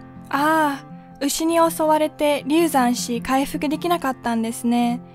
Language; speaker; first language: Japanese; early bilingual, heritage; Japanese